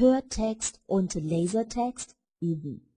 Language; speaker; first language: German; non-native, fluent; Chinese